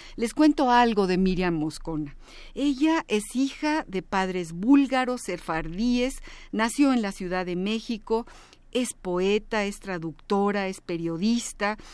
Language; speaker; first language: Spanish; native; Spanish